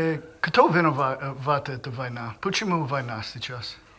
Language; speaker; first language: Russian; non-native, learner; English